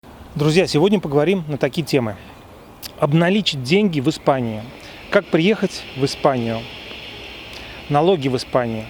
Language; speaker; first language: Russian; native; Russian